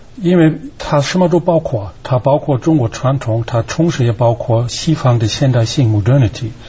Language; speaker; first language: Chinese; non-native, fluent; German